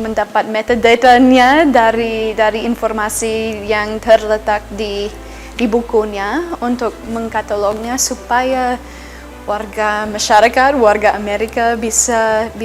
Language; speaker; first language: Indonesian; non-native, fluent; English